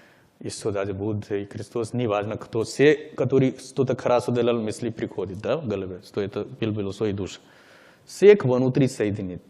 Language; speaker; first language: Russian; non-native, learner; Hindi